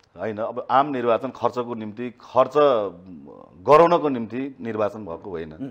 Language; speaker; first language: Nepali; native; Nepali